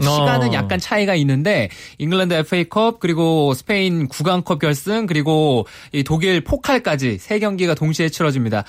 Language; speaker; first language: Korean; native; Korean